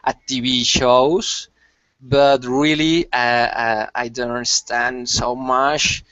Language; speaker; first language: English; non-native, learner; Spanish